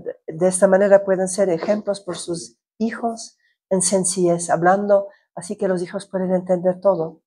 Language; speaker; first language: Spanish; non-native, fluent; Croatian